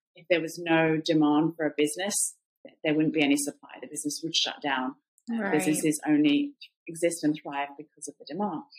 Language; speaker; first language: English; native; English